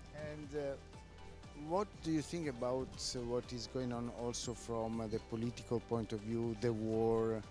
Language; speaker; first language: English; non-native, fluent; Italian